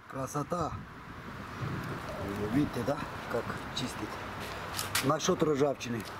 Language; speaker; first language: Russian; non-native, fluent; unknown